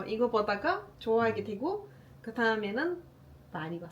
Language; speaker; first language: Korean; non-native, learner; Turkish